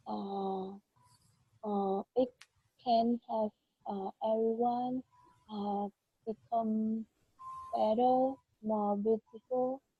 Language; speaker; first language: English; non-native, learner; Vietnamese